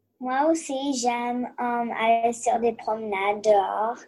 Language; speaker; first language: French; non-native, learner; English